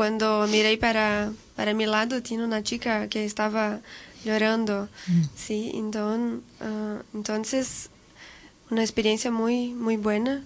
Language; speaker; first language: Spanish; non-native, learner; Portuguese